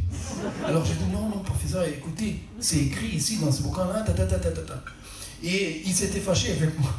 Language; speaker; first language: French; non-native, local second language; Portuguese